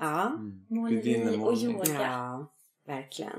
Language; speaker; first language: Swedish; native; Swedish